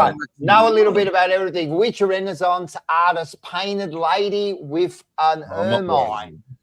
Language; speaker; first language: English; native; English